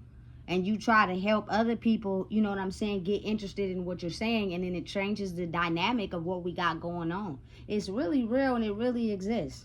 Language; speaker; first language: English; native; English